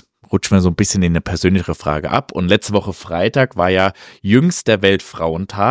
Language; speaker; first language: German; native; German